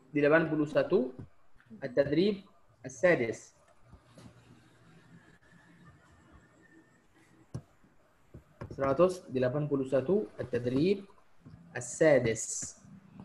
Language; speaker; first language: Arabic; non-native, fluent; Indonesian